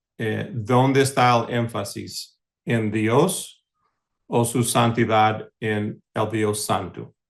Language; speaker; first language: Spanish; early bilingual, heritage; English